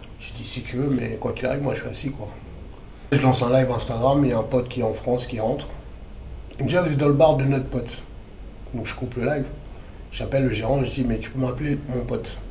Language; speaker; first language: French; early bilingual, other home language; Lingala